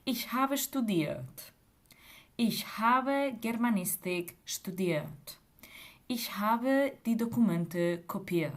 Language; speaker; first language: German; non-native, fluent; Spanish